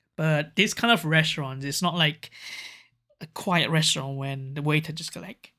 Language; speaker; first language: English; non-native, local second language; Cantonese